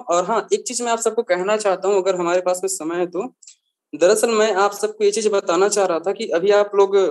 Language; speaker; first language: Hindi; native; Hindi